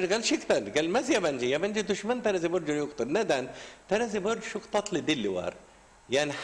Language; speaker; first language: Turkish; non-native, learner; Arabic